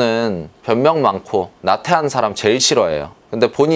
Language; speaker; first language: Korean; native; Korean